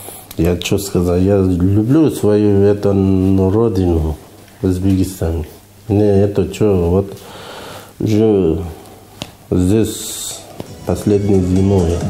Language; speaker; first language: Russian; non-native, learner; Uzbek